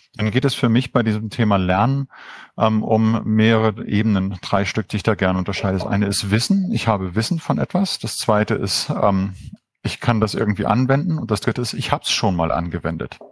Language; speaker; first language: German; native; German